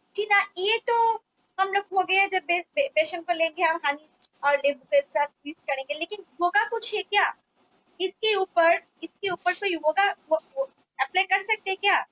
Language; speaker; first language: Hindi; non-native, local second language; Bangla